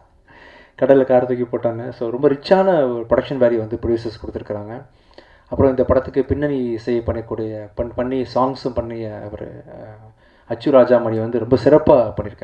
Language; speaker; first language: Tamil; native; Tamil